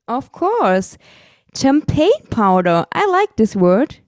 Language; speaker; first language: English; non-native, fluent; German